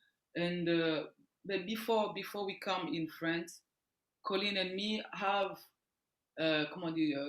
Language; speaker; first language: English; non-native, learner; French